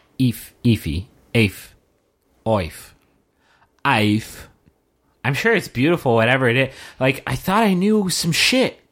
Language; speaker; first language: English; native; English